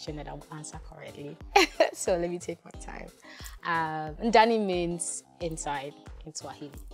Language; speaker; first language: English; non-native, local second language; Igbo